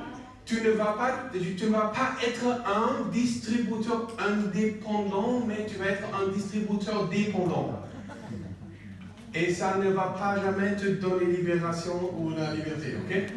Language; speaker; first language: French; non-native, learner; English